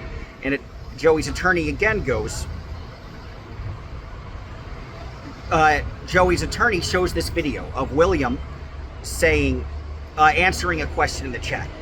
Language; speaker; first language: English; native; English